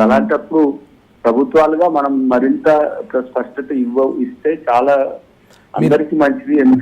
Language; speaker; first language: Telugu; native; Telugu